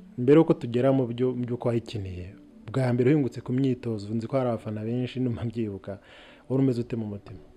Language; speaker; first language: Kinyarwanda; native; Kinyarwanda